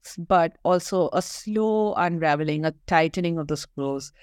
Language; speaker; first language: English; non-native, local second language; Malayalam